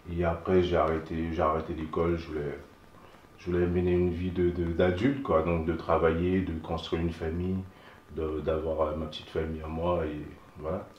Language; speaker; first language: French; non-native, local second language; Haitian Creole